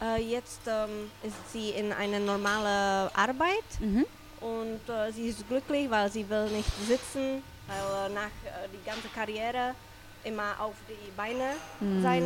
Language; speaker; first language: German; non-native, learner; Czech